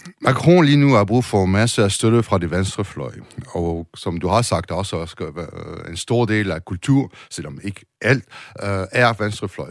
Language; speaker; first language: Danish; non-native, learner; French